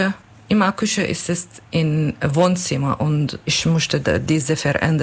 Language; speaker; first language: German; non-native, learner; Kurdish